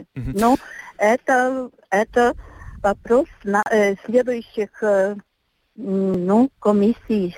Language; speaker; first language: Russian; non-native, local second language; Latvian